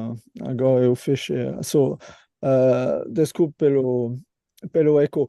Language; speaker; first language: Portuguese; non-native, learner; French